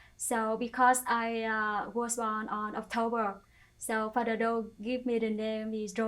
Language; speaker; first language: English; non-native, learner; Vietnamese